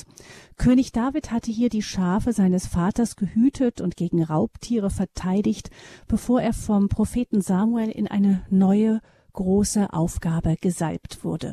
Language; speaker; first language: German; native; German